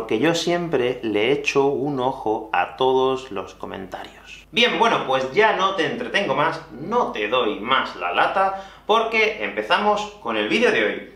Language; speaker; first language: Spanish; native; Spanish